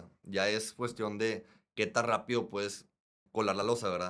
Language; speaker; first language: Spanish; native; Spanish